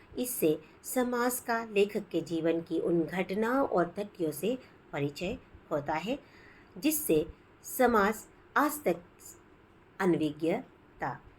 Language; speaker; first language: Hindi; non-native, local second language; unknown